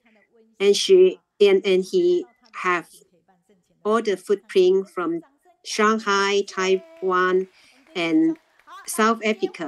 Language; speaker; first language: English; non-native, learner; Chinese